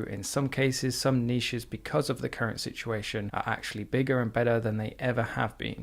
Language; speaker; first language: English; native; English